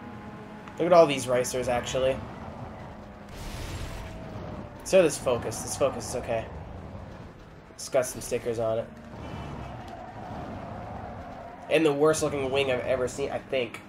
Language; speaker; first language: English; native; English